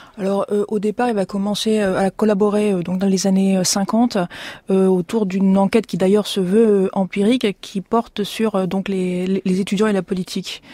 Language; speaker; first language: French; native; French